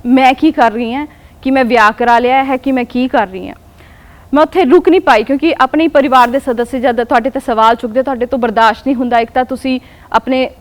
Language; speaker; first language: Punjabi; non-native, local second language; Hindi